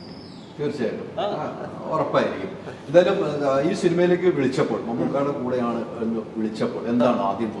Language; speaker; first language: Malayalam; native; Malayalam